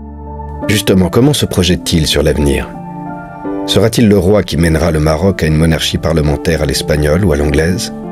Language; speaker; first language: French; native; French